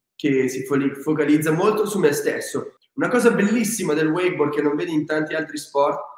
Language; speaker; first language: Italian; native; Italian